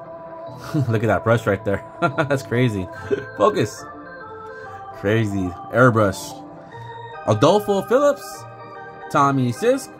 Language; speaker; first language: English; native; English